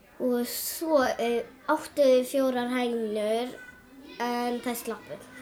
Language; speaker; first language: Icelandic; early bilingual, other home language; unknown